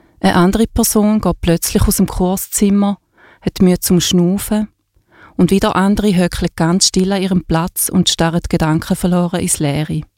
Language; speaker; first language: German; native; German